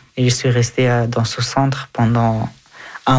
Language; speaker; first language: French; early bilingual, other home language; Persian